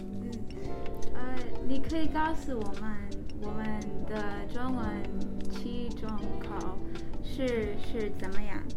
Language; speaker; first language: Chinese; non-native, learner; English